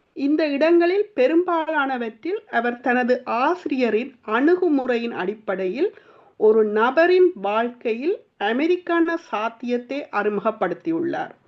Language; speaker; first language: Tamil; native; Tamil